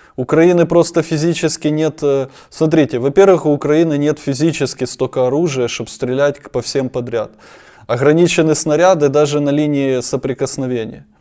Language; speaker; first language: Russian; non-native, local second language; Ukrainian